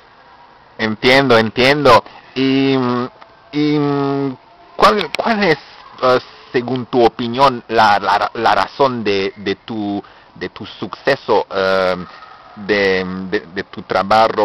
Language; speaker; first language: Spanish; non-native, learner; French